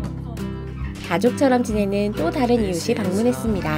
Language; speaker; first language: Korean; native; Korean